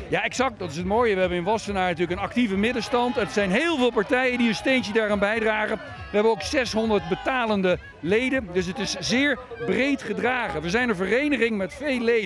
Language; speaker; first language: Dutch; native; Dutch